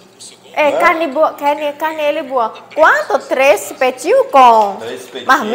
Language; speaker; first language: Portuguese; non-native, learner; Indonesian